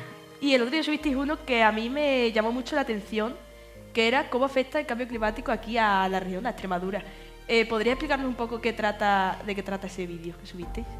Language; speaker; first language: Spanish; native; Spanish